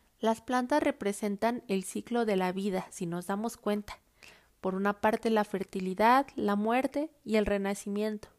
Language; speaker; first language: Spanish; native; Spanish